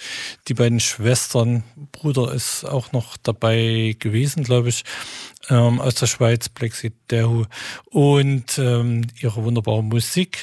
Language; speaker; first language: German; native; German